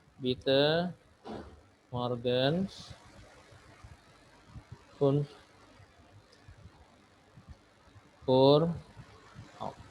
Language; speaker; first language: German; non-native, learner; Indonesian